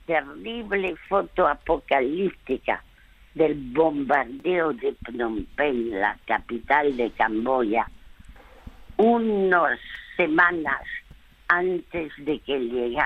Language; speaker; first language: Spanish; early bilingual, other home language; French